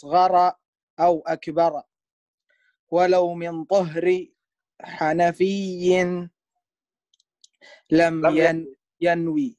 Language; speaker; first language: Arabic; non-native, learner; Indonesian